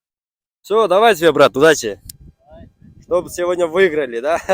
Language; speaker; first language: Russian; non-native, local second language; Kyrgyz